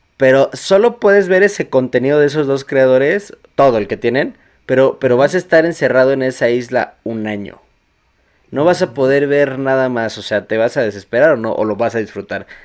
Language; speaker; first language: Spanish; native; Spanish